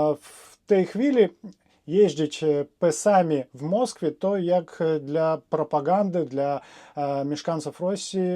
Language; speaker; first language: Polish; non-native, fluent; Russian